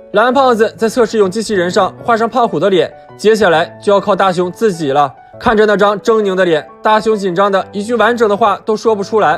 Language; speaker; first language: Chinese; native; Chinese